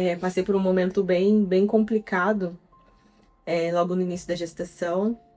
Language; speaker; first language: Portuguese; native; Portuguese